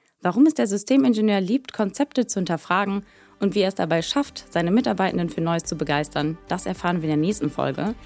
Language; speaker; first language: German; native; German